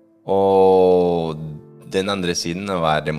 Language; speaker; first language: Norwegian; non-native, fluent; Spanish